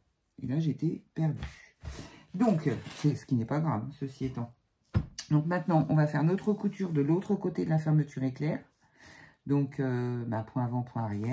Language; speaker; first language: French; native; French